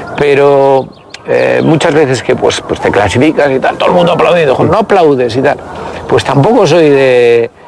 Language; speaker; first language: Spanish; native; Spanish